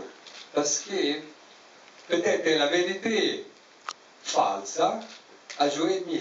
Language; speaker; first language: French; non-native, learner; Italian